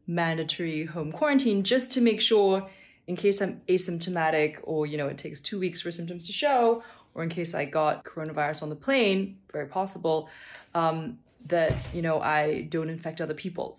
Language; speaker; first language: English; non-native, local second language; Cantonese